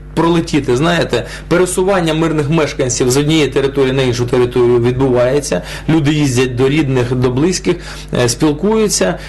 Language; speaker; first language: Ukrainian; non-native, local second language; Russian